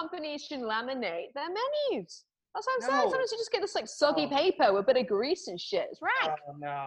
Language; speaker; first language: English; native; English